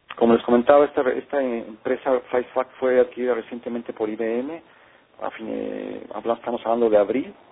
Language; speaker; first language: Spanish; native; Spanish